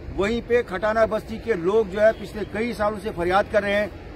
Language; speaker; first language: Hindi; native; Hindi